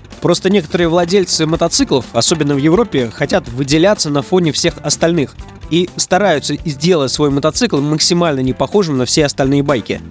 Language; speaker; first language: Russian; native; Russian